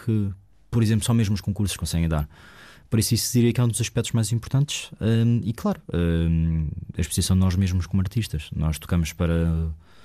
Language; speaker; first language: Portuguese; native; Portuguese